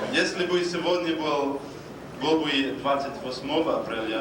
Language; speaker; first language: Russian; non-native, learner; English